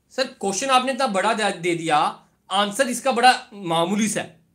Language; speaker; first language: Hindi; native; Hindi